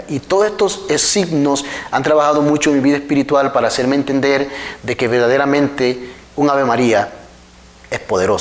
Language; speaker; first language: Spanish; native; Spanish